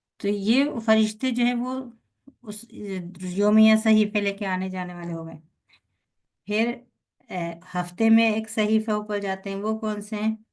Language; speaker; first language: Urdu; native; Urdu